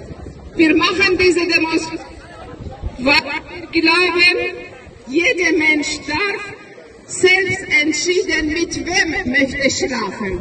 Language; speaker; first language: German; non-native, learner; Persian